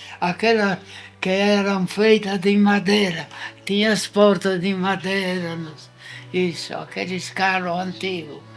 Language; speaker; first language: Portuguese; non-native, fluent; Italian